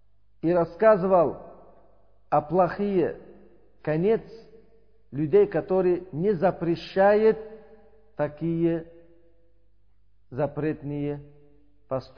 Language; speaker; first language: Russian; non-native, learner; Uzbek